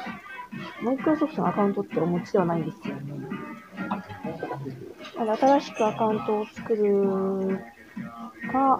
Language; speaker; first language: Japanese; native; Japanese